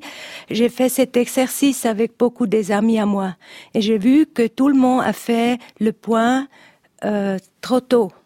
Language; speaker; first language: French; non-native, learner; Italian